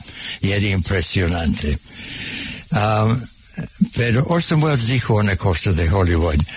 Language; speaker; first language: Spanish; non-native, fluent; English